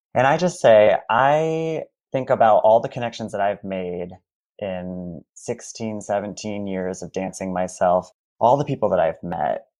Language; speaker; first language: English; native; English